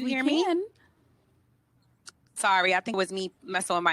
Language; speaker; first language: English; native; English